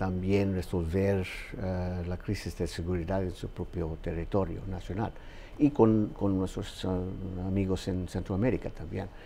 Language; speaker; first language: Spanish; non-native, fluent; English